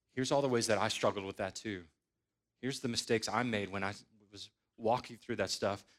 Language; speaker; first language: English; native; English